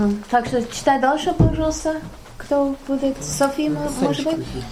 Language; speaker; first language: Russian; non-native, learner; English